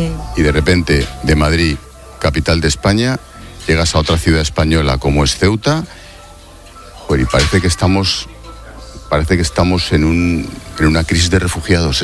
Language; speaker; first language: Spanish; native; Spanish